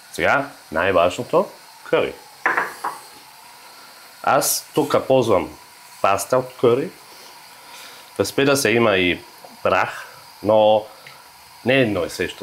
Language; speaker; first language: Bulgarian; non-native, learner; German